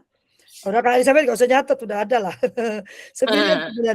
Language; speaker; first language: Indonesian; native; Indonesian